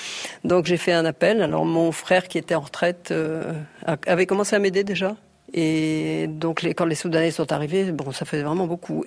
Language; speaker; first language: French; native; French